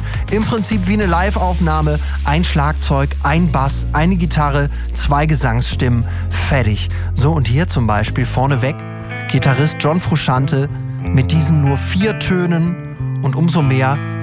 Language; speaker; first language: German; native; German